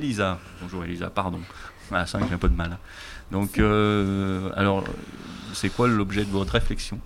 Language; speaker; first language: French; native; French